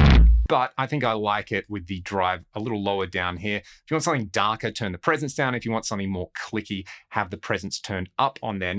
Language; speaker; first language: English; native; English